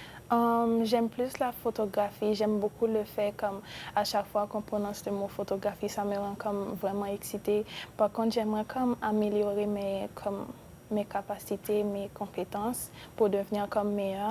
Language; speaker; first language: French; non-native, local second language; Spanish